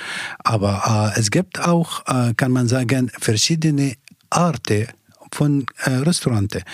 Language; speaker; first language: German; non-native, learner; Persian